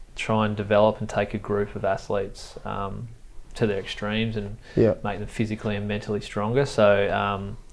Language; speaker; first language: English; native; English